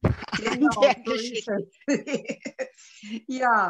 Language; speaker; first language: German; non-native, local second language; Turkish